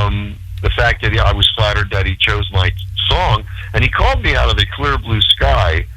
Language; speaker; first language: English; native; English